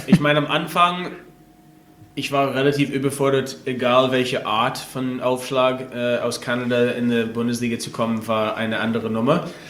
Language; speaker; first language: German; non-native, fluent; English